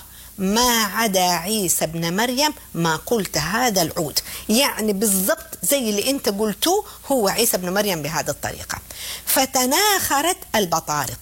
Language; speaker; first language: Arabic; native; Arabic